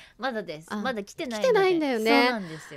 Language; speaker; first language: Japanese; native; Japanese